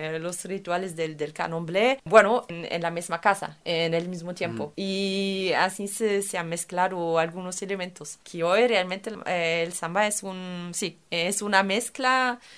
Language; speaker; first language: Spanish; non-native, fluent; German